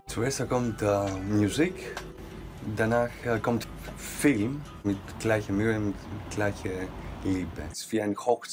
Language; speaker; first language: German; non-native, fluent; Greek